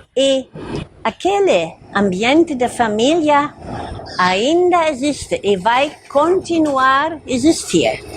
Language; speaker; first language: Portuguese; non-native, fluent; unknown